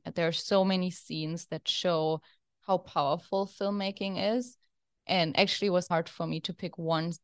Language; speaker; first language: English; non-native, fluent; German